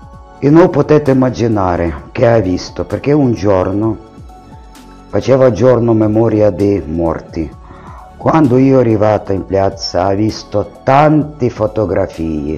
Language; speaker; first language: Italian; non-native, learner; Ukrainian